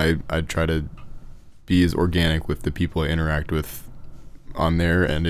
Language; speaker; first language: English; native; English